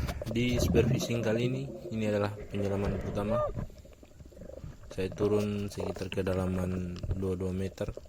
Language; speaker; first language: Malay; non-native, local second language; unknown